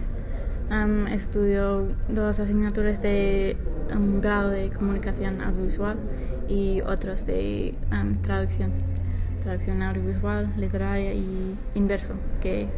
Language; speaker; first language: Spanish; non-native, fluent; English